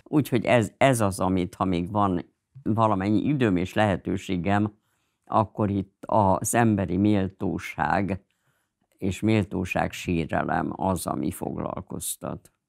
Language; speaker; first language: Hungarian; native; Hungarian